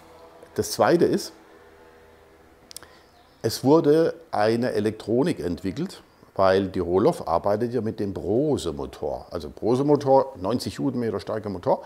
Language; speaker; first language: German; native; German